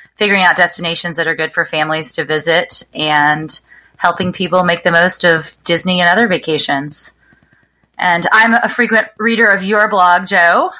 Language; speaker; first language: English; native; English